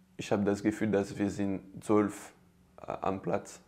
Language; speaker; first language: German; non-native, learner; French